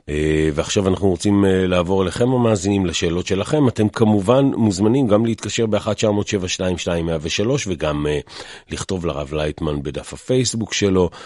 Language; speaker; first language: Hebrew; native; Hebrew